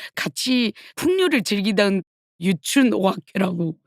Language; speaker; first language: Korean; early bilingual, heritage; Korean